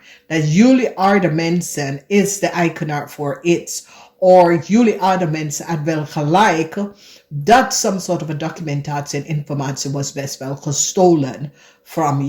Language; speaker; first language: Dutch; non-native, fluent; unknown